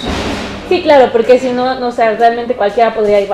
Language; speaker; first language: Spanish; native; Spanish